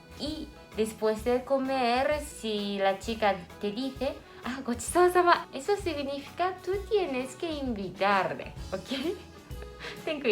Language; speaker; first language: Spanish; non-native, fluent; Japanese